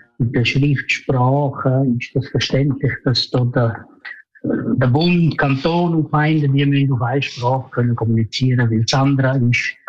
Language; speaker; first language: German; non-native, local second language; Romansh